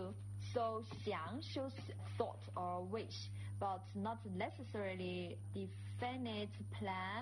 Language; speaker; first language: English; non-native, fluent; Chinese